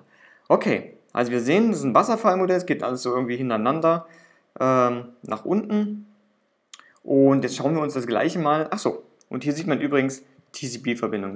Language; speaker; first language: German; native; German